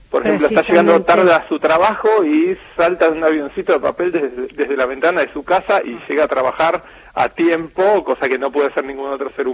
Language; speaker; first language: Spanish; native; Spanish